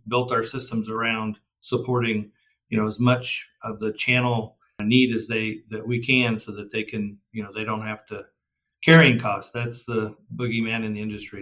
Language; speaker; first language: English; native; English